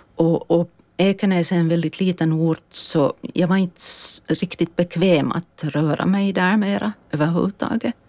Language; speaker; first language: Swedish; native; Swedish